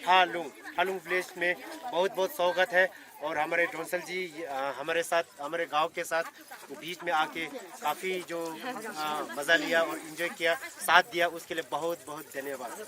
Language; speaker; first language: Hindi; non-native, local second language; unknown